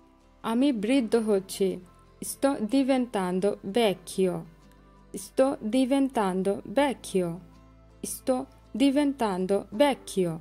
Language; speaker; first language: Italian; non-native, learner; Bangla